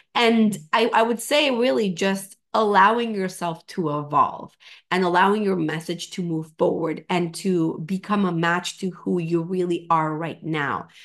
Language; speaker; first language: English; non-native, fluent; Spanish